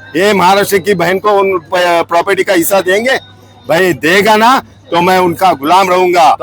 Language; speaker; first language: Hindi; non-native, local second language; Marathi